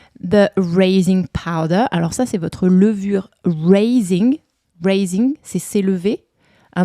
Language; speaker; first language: French; native; French